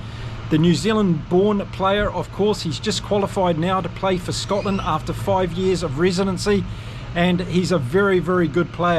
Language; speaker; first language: English; native; English